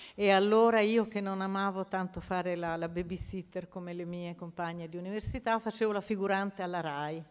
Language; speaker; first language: Italian; native; Italian